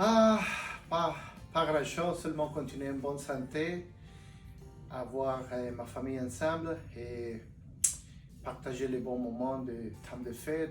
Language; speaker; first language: French; non-native, fluent; Spanish